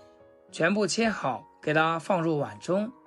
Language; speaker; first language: Chinese; native; Chinese